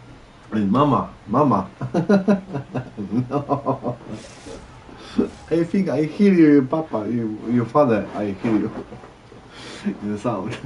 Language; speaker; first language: English; non-native, learner; Polish